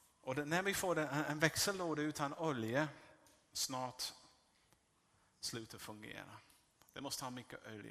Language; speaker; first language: Swedish; non-native, fluent; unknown